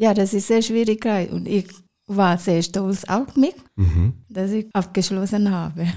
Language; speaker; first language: German; non-native, learner; Thai